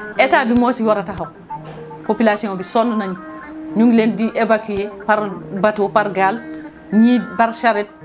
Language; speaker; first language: Wolof; non-native, local second language; Fula